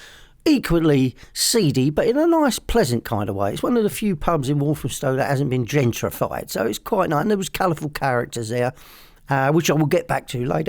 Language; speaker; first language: English; native; English